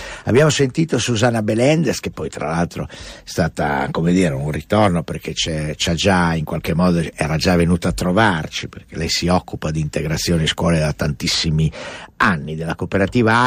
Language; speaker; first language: Italian; native; Italian